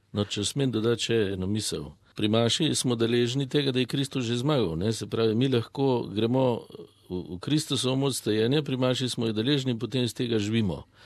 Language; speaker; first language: Slovenian; native; Slovenian